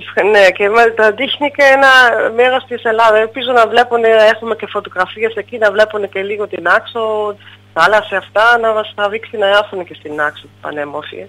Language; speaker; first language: Greek; non-native, fluent; German